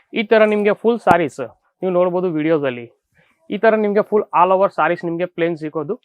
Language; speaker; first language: Kannada; non-native, fluent; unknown